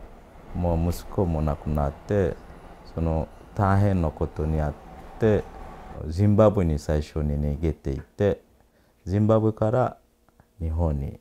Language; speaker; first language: Japanese; non-native, learner; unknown